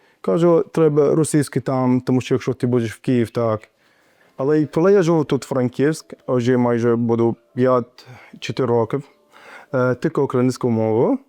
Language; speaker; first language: Ukrainian; non-native, learner; Arabic